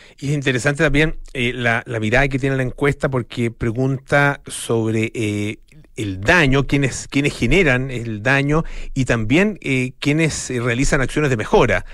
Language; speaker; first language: Spanish; native; Spanish